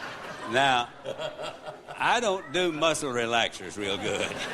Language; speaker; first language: English; native; English